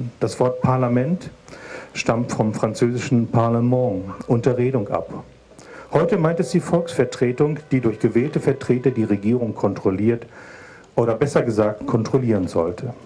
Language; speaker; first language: German; native; German